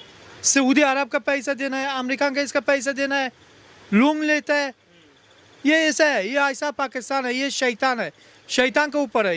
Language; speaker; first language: Hindi; non-native, learner; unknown